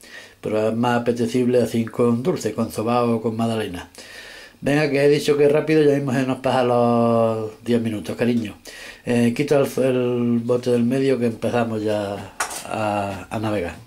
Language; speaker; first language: Spanish; native; Spanish